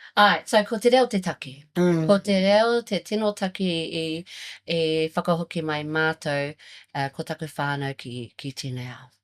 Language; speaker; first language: Māori; non-native, learner; English